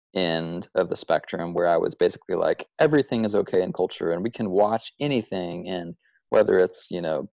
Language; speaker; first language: English; native; English